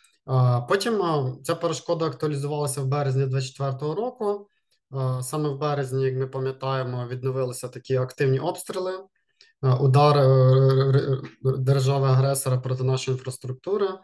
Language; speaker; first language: Ukrainian; native; Ukrainian